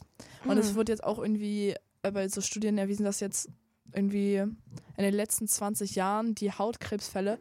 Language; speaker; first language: German; native; German